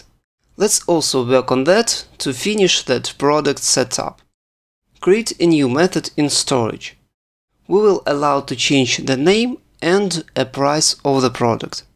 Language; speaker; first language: English; non-native, fluent; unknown